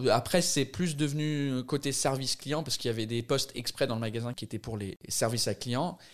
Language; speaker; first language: French; non-native, fluent; English